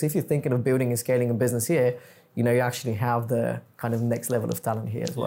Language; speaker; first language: English; non-native, fluent; Bulgarian